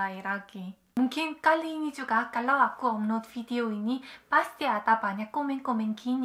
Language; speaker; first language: Indonesian; non-native, learner; Korean